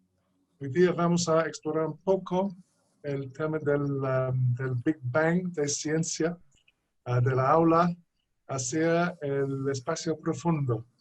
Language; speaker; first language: Spanish; non-native, fluent; English